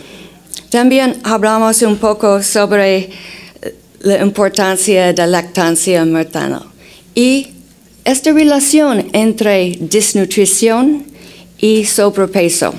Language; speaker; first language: Spanish; non-native, fluent; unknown